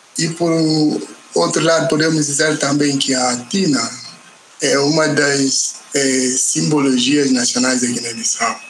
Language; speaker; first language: Portuguese; non-native, local second language; Upper Guinea Crioulo